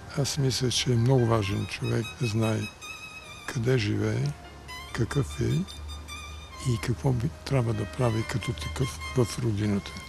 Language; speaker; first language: Bulgarian; early bilingual, heritage; Bulgarian